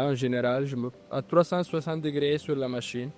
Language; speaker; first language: French; non-native, fluent; Italian